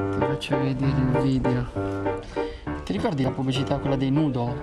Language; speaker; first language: Italian; native; Italian